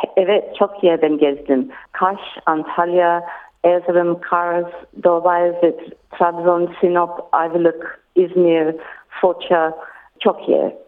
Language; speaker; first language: Turkish; non-native, learner; English